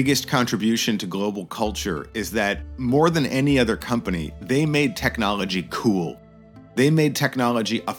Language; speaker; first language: English; native; English